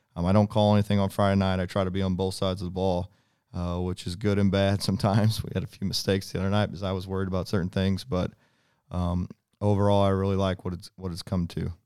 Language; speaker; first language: English; native; English